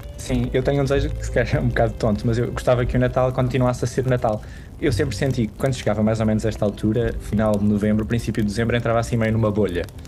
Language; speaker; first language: Portuguese; native; Portuguese